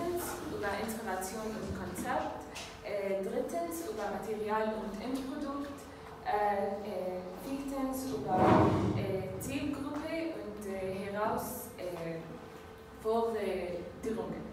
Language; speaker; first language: German; non-native, learner; Arabic